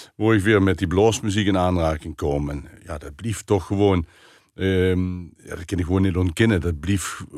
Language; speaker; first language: Dutch; native; Dutch